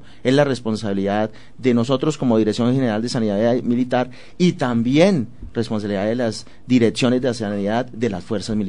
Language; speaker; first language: Spanish; native; Spanish